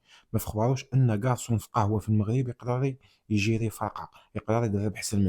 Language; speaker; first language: Arabic; native; Arabic